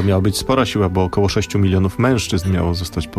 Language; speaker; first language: Polish; native; Polish